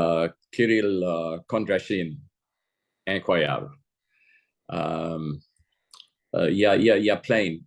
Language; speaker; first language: French; non-native, fluent; English